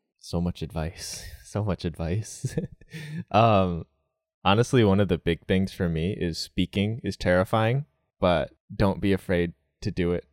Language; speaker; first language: English; native; English